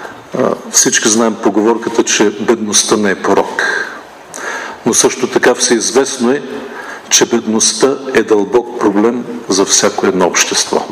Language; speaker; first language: Bulgarian; native; Bulgarian